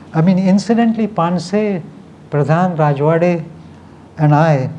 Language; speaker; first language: English; non-native, local second language; Marathi